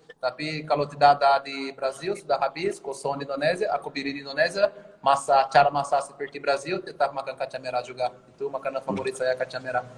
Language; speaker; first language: Indonesian; non-native, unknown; Portuguese